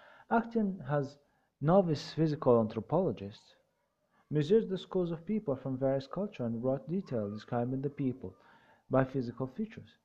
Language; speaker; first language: English; non-native, fluent; Arabic